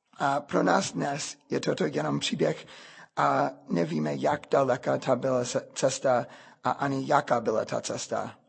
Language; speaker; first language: Czech; non-native, fluent; English